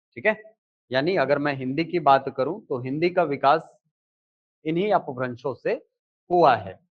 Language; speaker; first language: Hindi; native; Hindi